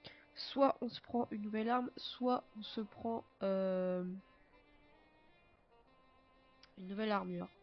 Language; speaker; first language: French; native; French